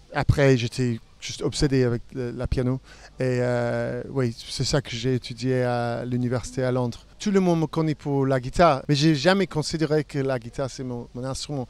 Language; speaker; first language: French; non-native, fluent; English